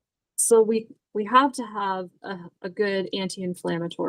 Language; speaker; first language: English; native; English